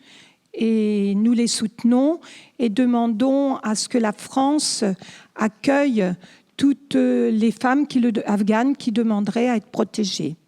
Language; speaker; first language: French; native; French